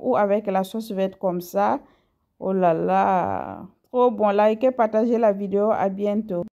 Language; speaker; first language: French; non-native, local second language; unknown